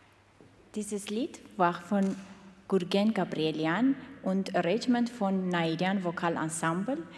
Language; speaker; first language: German; non-native, fluent; Armenian